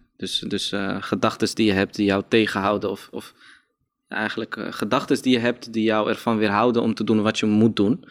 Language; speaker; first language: Dutch; early bilingual, other home language; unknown